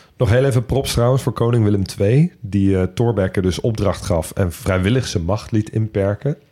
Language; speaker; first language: Dutch; native; Dutch